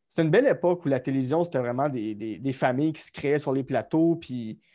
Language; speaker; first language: French; native; French